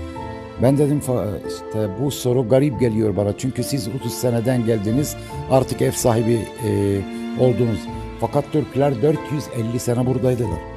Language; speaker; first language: Turkish; non-native, fluent; Arabic